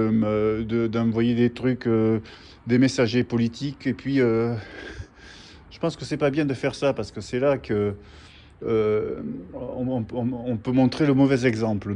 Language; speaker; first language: French; native; French